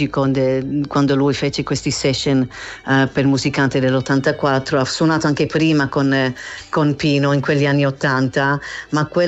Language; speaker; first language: Italian; non-native, fluent; English